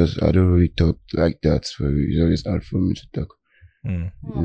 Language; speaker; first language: English; non-native, local second language; Yoruba